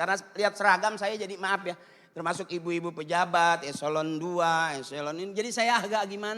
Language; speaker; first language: Malay; native; Malay